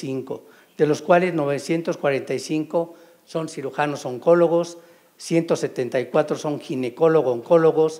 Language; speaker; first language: Spanish; native; Spanish